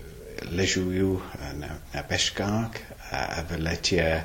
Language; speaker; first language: Czech; non-native, learner; English